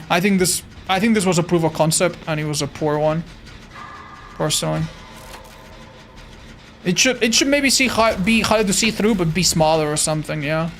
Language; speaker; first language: English; native; English